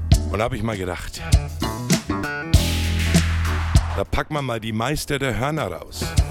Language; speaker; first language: German; native; German